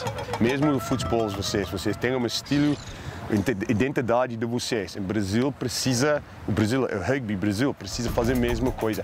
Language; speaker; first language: Portuguese; non-native, learner; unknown